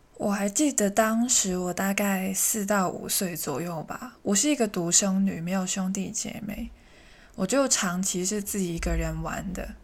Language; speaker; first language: Chinese; non-native, local second language; Cantonese